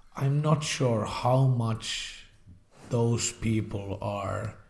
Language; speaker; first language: English; non-native, fluent; Finnish